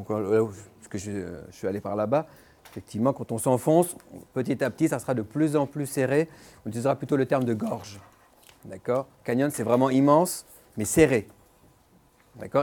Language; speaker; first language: French; native; French